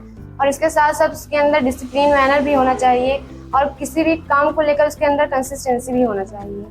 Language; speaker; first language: Hindi; native; Hindi